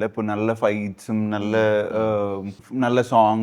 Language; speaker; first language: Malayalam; non-native, learner; Tamil